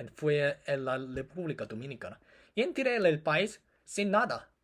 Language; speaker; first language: Spanish; non-native, learner; Korean